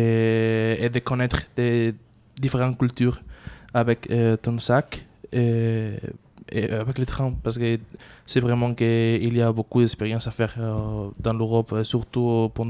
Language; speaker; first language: French; non-native, learner; Spanish